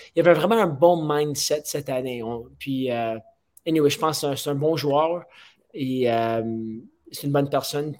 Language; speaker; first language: French; non-native, fluent; English